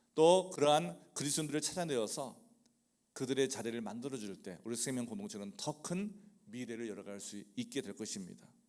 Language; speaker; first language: Korean; native; Korean